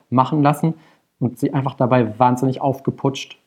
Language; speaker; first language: German; native; German